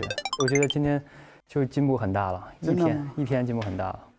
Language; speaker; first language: Chinese; native; Chinese